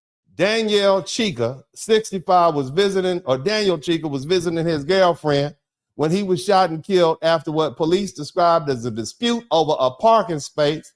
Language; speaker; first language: English; native; English